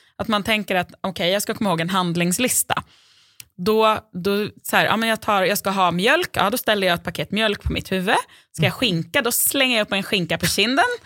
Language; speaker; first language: Swedish; native; Swedish